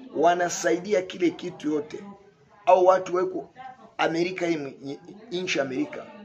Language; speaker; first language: Swahili; non-native, local second language; Kinyarwanda